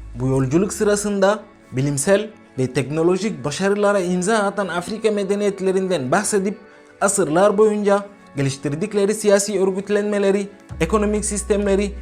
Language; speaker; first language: Turkish; non-native, fluent; Arabic